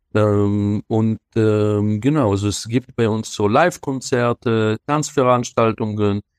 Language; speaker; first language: German; non-native, fluent; Hebrew